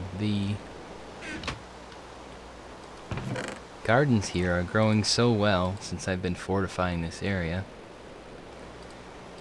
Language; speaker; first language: English; native; English